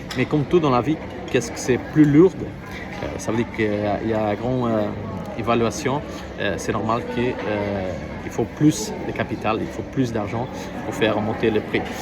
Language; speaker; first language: French; non-native, learner; Portuguese